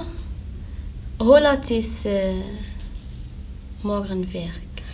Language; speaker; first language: Dutch; non-native, learner; Arabic